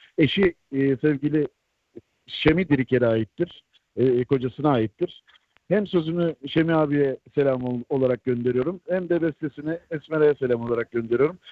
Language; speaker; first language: Turkish; native; Turkish